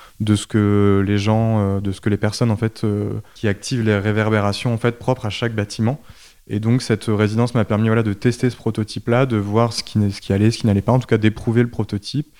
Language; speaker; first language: French; native; French